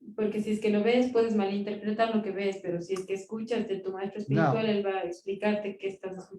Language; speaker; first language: Spanish; native; Spanish